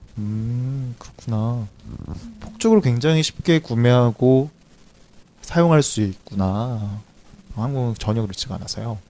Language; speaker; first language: Korean; native; Korean